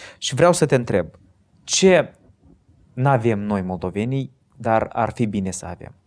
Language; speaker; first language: Romanian; native; Romanian